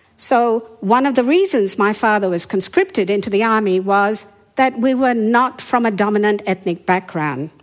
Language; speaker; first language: English; non-native, fluent; Hindi